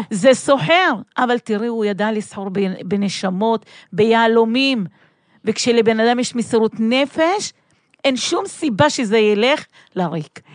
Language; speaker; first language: Hebrew; native; Hebrew